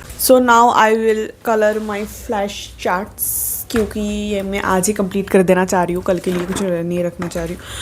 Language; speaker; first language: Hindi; non-native, local second language; Bangla